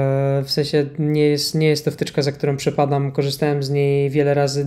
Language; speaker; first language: Polish; native; Polish